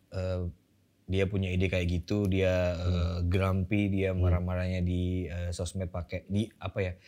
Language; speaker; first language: Indonesian; native; Indonesian